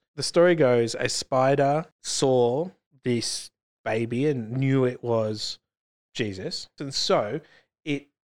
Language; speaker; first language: English; native; English